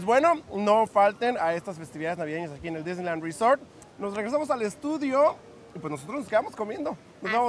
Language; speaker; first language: Spanish; native; Spanish